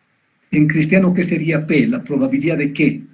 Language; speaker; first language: Spanish; native; Spanish